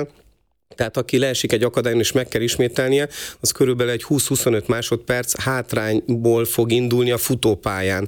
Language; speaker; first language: Hungarian; native; Hungarian